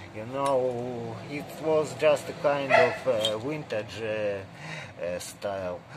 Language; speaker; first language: English; non-native, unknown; Russian